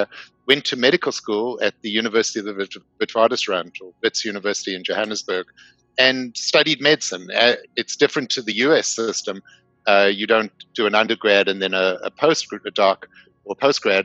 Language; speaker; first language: English; native; English